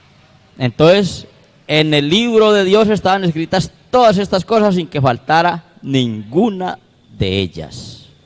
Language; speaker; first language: Spanish; native; Spanish